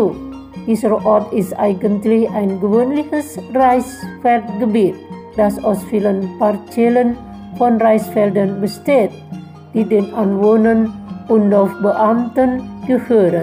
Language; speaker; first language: German; non-native, fluent; Indonesian